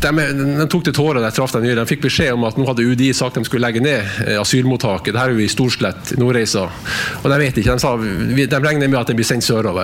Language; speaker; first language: Norwegian; native; Norwegian